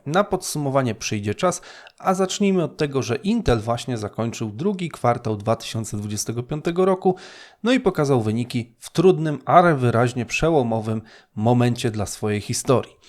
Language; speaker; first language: Polish; native; Polish